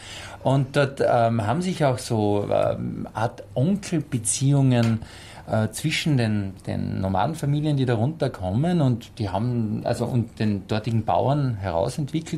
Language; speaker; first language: German; native; German